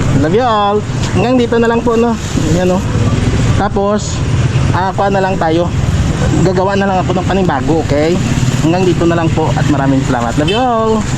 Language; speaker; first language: Filipino; non-native, local second language; Hiligaynon